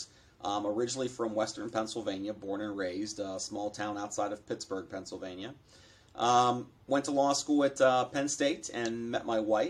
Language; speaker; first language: English; native; English